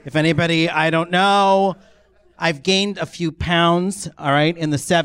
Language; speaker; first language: English; native; English